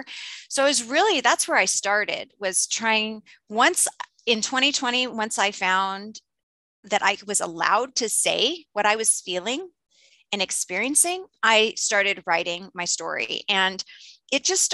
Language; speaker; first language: English; native; English